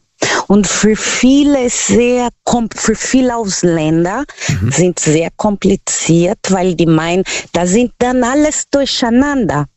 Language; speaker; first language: German; non-native, fluent; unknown